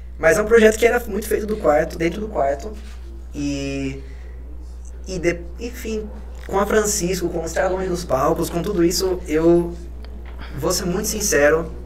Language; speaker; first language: Portuguese; early bilingual, other home language; Spanish